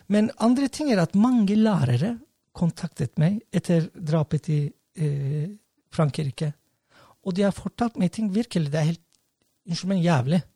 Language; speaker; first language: Norwegian; non-native, fluent; Turkish